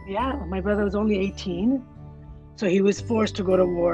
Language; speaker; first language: English; non-native, fluent; Arabic